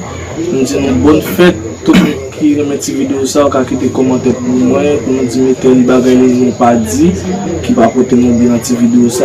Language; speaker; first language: French; non-native, learner; Haitian Creole